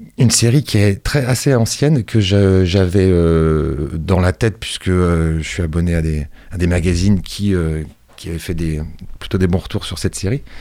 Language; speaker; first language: French; native; French